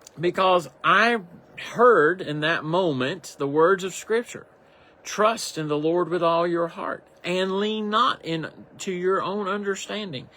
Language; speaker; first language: English; native; English